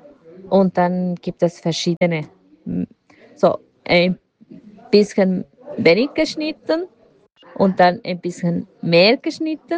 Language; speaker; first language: German; non-native, learner; Spanish